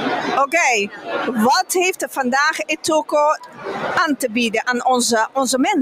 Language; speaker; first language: Dutch; non-native, local second language; Papiamento